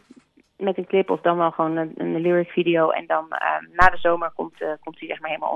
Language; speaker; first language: Dutch; native; Dutch